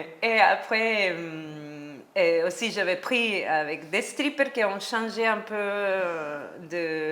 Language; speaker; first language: French; non-native, learner; Spanish